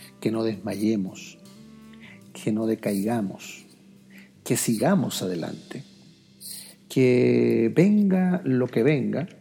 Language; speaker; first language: Spanish; native; Spanish